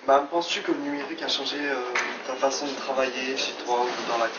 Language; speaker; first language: French; native; French